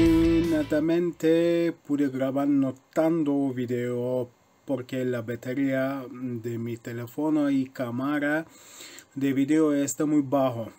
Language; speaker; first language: Spanish; non-native, learner; Turkish